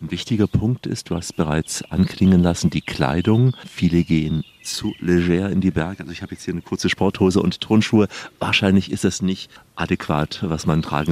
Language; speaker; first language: German; native; German